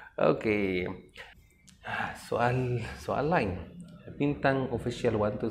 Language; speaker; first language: Indonesian; non-native, fluent; Arabic